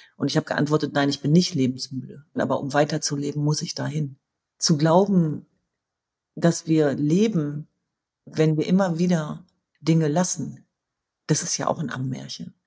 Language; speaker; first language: German; early bilingual, other home language; Kurdish